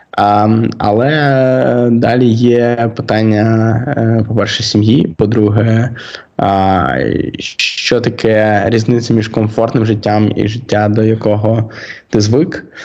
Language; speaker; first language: Ukrainian; native; Ukrainian